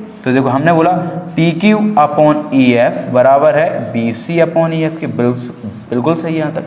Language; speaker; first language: Hindi; native; Hindi